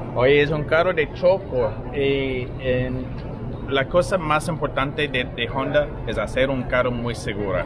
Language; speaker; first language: Spanish; non-native, learner; English